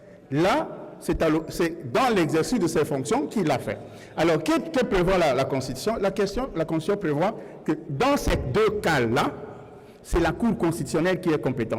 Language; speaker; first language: French; native; French